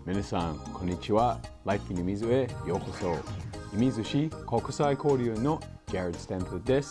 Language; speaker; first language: Japanese; non-native, fluent; English